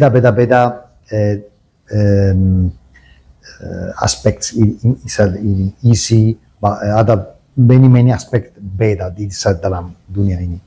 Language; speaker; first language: Indonesian; non-native, learner; Italian